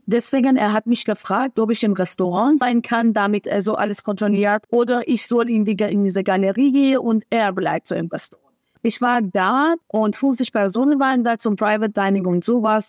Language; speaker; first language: German; non-native, fluent; Persian